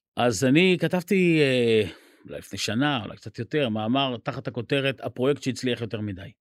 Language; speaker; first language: Hebrew; native; Hebrew